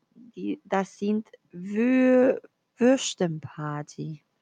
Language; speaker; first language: German; non-native, learner; Spanish